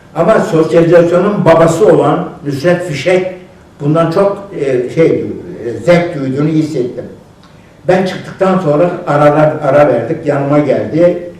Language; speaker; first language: Turkish; non-native, local second language; Kurdish